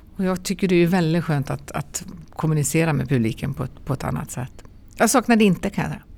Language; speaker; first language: Swedish; native; Swedish